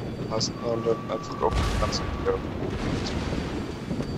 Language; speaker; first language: German; native; German